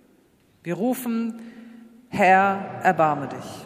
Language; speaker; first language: German; native; German